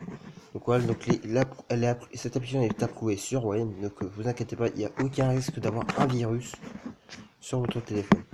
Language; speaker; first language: French; native; French